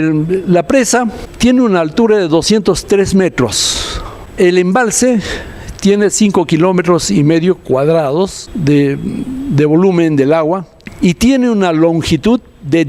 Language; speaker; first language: Spanish; native; Spanish